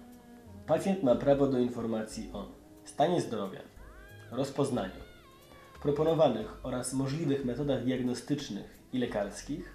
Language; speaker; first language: Polish; native; Polish